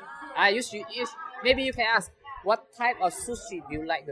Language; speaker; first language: English; non-native, fluent; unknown